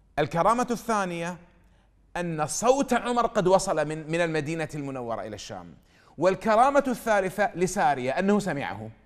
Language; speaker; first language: Arabic; native; Arabic